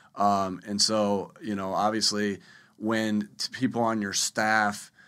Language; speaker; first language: English; native; English